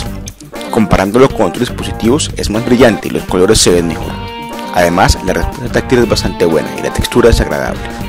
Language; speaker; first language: Spanish; native; Spanish